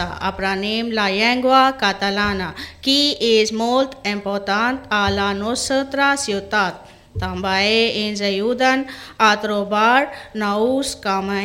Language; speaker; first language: Catalan; non-native, learner; Spanish